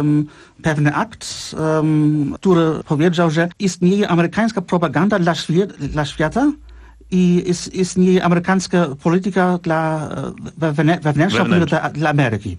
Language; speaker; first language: Polish; non-native, fluent; Czech